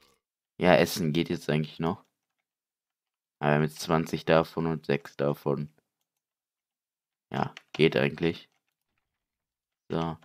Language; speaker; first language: German; native; German